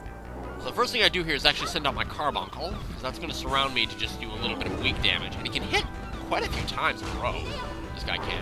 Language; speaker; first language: English; native; English